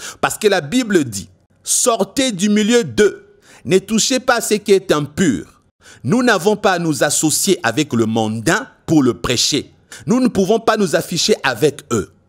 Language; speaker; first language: French; non-native, local second language; Lingala